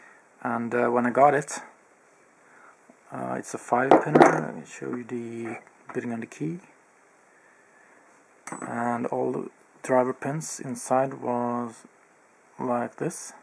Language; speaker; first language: English; native; English